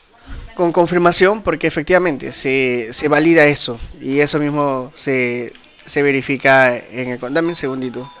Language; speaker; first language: Spanish; native; Spanish